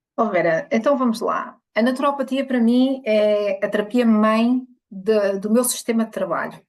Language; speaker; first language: Portuguese; early bilingual, other home language; Spanish